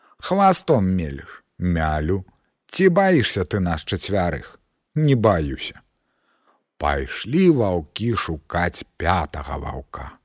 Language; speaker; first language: Belarusian; native; Belarusian